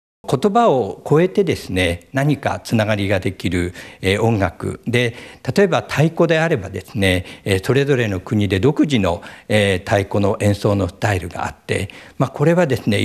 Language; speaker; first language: Japanese; native; Japanese